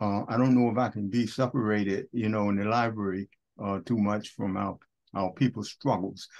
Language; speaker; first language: English; native; English